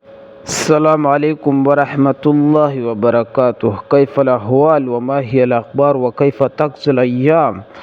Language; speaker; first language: Arabic; non-native, learner; Pashto